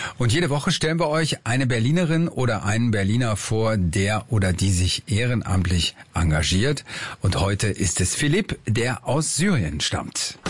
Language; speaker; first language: German; native; German